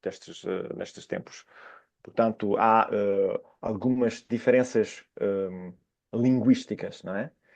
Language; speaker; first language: Portuguese; non-native, fluent; Italian